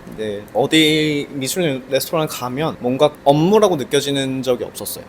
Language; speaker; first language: Korean; native; Korean